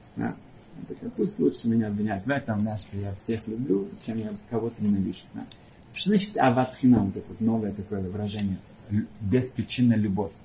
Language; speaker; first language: Russian; early bilingual, heritage; Russian